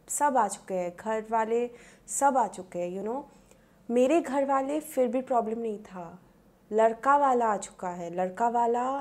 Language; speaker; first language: Hindi; non-native, local second language; Bangla